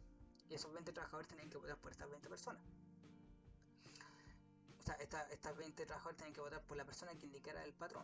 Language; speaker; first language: Spanish; native; Spanish